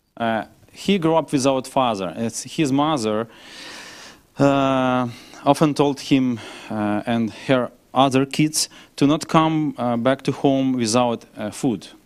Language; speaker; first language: English; non-native, learner; Ukrainian